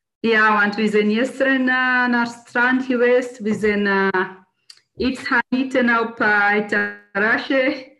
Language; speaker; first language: Dutch; non-native, learner; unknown